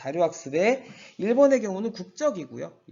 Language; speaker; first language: Korean; native; Korean